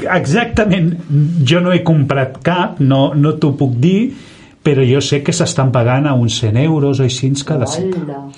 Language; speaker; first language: Catalan; native; Catalan